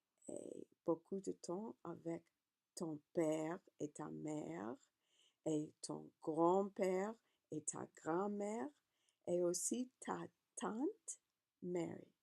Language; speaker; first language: French; non-native, learner; English